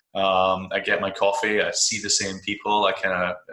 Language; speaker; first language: English; native; English